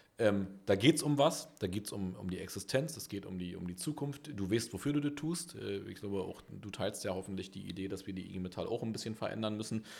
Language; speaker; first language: German; native; German